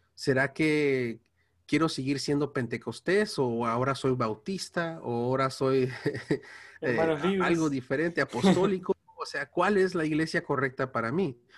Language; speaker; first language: Spanish; early bilingual, heritage; Spanish